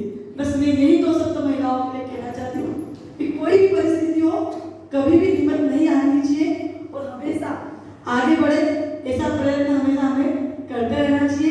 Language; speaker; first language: Hindi; non-native, local second language; Gujarati